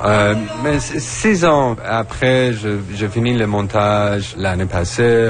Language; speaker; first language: French; non-native, fluent; Persian